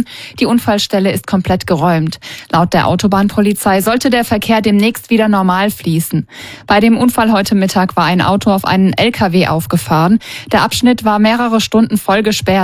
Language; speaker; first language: German; native; German